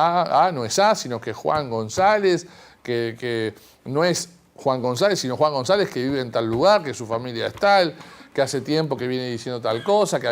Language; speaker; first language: Spanish; native; Spanish